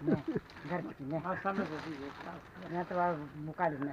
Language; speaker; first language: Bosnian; non-native, local second language; Albanian